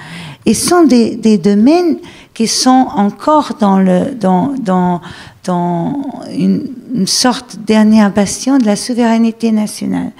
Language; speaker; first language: French; non-native, fluent; Portuguese